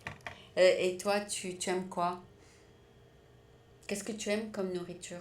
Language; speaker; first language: French; native; French